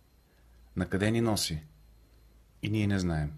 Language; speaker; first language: Bulgarian; native; Bulgarian